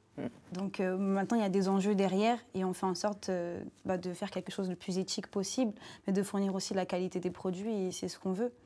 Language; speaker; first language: French; native; French